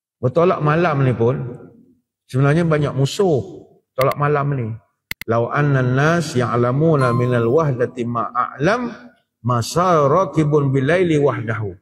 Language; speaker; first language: Malay; native; Malay